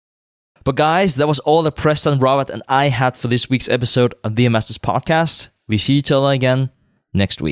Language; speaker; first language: English; non-native, fluent; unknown